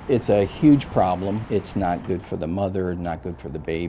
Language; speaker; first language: English; native; English